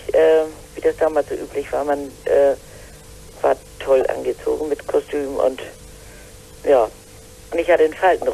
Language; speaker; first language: German; native; German